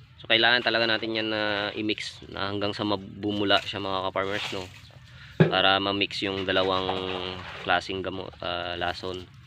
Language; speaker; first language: Filipino; non-native, local second language; Hiligaynon